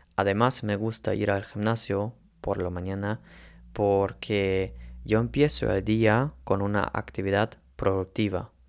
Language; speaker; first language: Spanish; non-native, learner; German